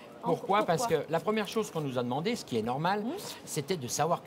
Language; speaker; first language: French; native; French